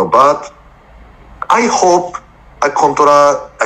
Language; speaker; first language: English; non-native, learner; Japanese